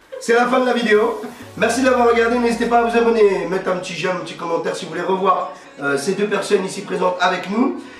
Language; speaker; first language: French; native; French